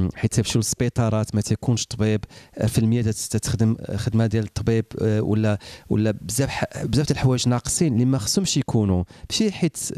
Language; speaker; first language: Arabic; early bilingual, heritage; Arabic